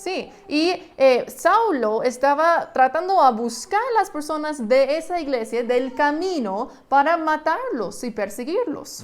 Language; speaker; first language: Spanish; non-native, fluent; English